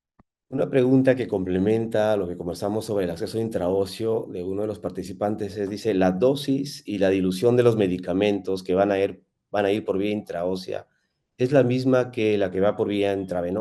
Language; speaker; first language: Spanish; native; Spanish